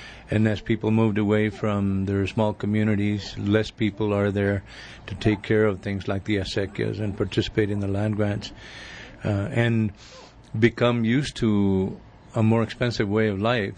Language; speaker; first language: English; early bilingual, other home language; Spanish